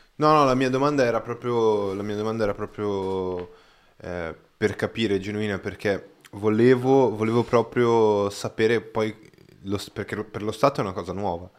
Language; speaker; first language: Italian; non-native, fluent; Portuguese